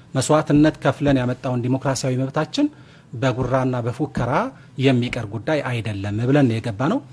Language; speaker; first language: Amharic; non-native, local second language; Tigrinya